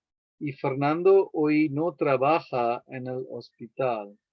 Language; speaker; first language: Spanish; non-native, fluent; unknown